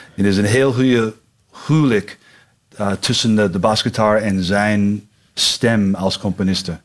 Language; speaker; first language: Dutch; non-native, learner; English